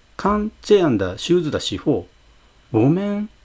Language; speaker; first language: Chinese; non-native, fluent; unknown